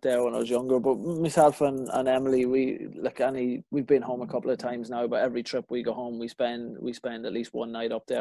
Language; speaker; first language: English; native; English